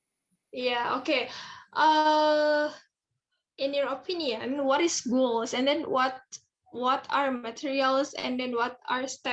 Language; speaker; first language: English; non-native, fluent; Indonesian